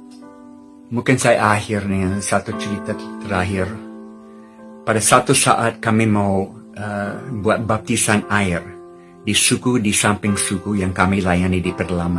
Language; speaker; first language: Indonesian; non-native, fluent; English